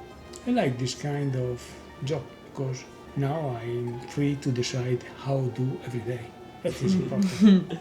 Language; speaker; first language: English; non-native, learner; Italian